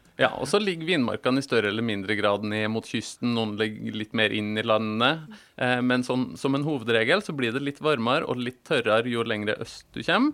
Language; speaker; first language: Norwegian; native; Norwegian